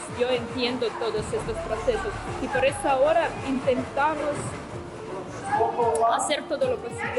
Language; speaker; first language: Spanish; non-native, fluent; Ukrainian